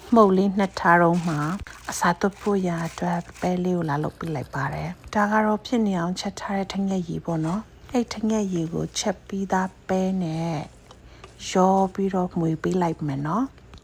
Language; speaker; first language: Burmese; non-native, local second language; Hakha Chin